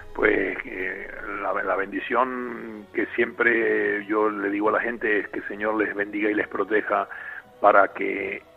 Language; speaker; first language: Spanish; native; Spanish